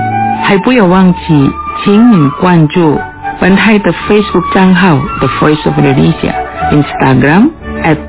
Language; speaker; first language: Chinese; non-native, fluent; Indonesian